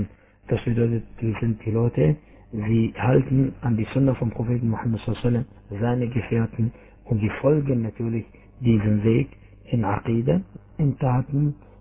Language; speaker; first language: German; non-native, fluent; Arabic